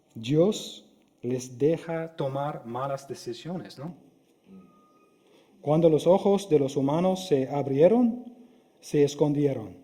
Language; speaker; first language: Spanish; non-native, fluent; English